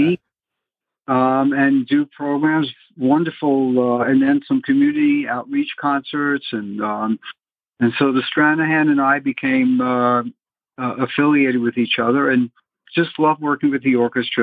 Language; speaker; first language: English; native; English